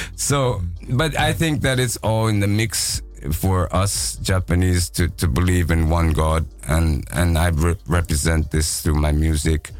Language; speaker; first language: English; non-native, fluent; Japanese